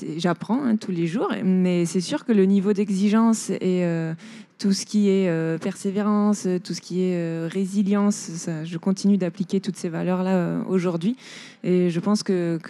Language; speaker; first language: French; native; French